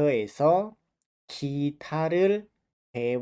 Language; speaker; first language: Korean; non-native, fluent; Khmer